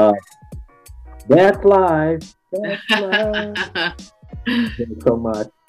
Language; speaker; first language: English; non-native, learner; Portuguese